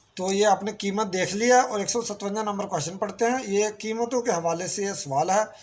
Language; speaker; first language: Urdu; non-native, local second language; Punjabi